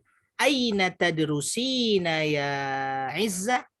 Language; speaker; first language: Arabic; non-native, fluent; Indonesian